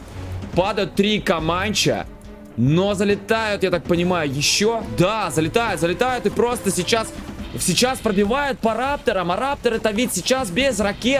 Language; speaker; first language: Russian; native; Russian